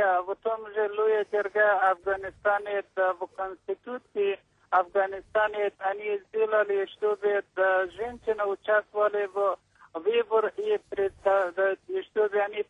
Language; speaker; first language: Russian; non-native, learner; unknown